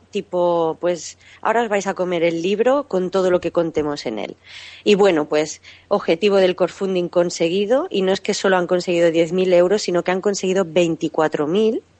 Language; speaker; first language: Spanish; native; Spanish